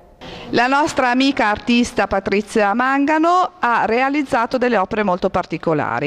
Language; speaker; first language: Italian; native; Italian